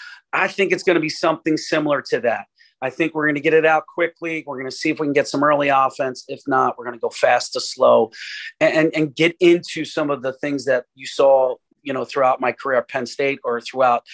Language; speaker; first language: English; native; English